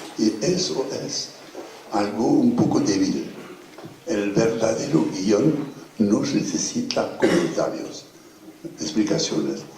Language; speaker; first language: Spanish; non-native, fluent; French